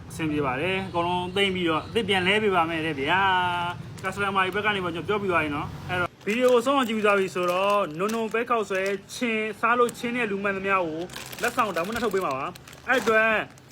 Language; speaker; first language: Burmese; non-native, local second language; Shan